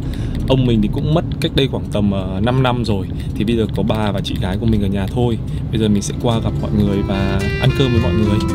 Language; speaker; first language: Vietnamese; native; Vietnamese